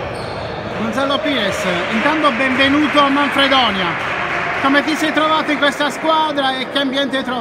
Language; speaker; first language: Italian; native; Italian